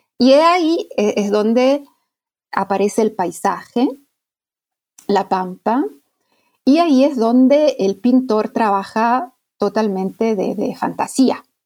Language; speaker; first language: Spanish; non-native, fluent; Italian